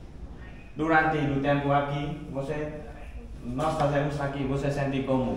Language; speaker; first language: Portuguese; non-native, learner; Vietnamese